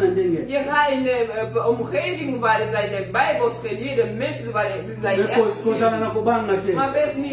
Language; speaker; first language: Dutch; non-native, learner; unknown